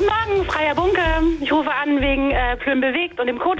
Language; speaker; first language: German; native; German